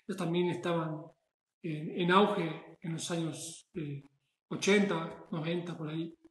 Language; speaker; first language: Spanish; native; Spanish